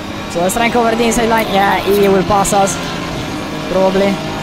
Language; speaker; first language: English; non-native, fluent; Italian